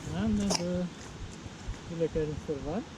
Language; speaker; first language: Norwegian; early bilingual, other home language; Filipino